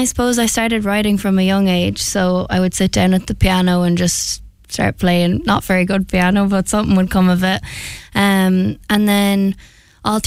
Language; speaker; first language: English; native; English